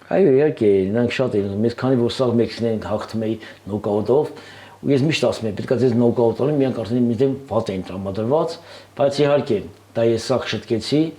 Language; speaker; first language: Armenian; native; Armenian